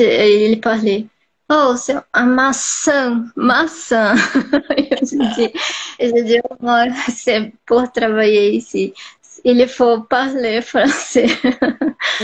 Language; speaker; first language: French; non-native, learner; Portuguese